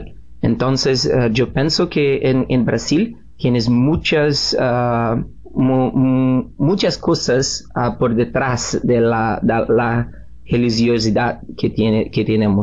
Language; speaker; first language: Spanish; non-native, learner; Portuguese